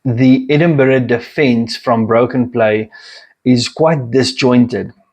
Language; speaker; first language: English; non-native, local second language; Afrikaans